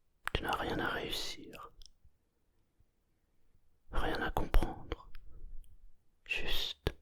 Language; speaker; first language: French; native; French